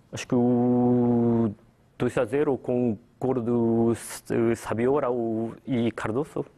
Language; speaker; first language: Portuguese; non-native, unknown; Japanese